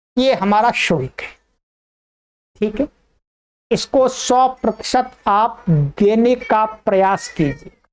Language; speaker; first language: Hindi; native; Hindi